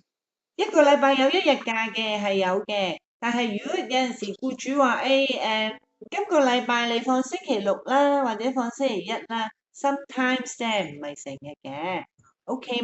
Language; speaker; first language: Cantonese; native; Cantonese